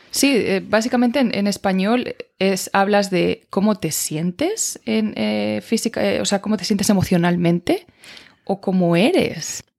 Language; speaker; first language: Spanish; native; Spanish